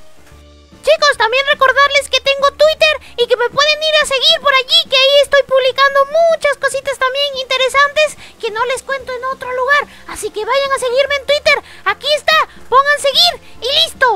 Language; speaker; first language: Spanish; native; Spanish